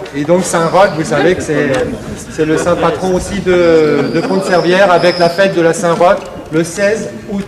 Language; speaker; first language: French; native; French